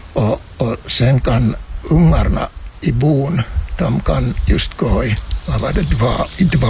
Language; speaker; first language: Swedish; non-native, local second language; Finnish